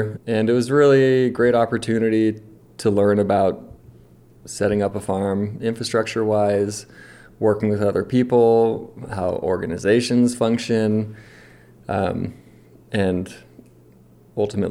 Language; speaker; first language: English; native; English